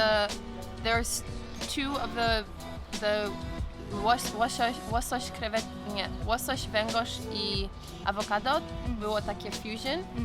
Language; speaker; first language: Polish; early bilingual, heritage; English